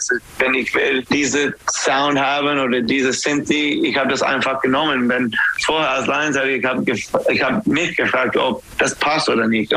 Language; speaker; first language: German; non-native, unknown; English